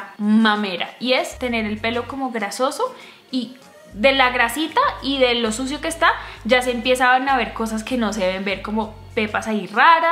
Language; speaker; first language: Spanish; native; Spanish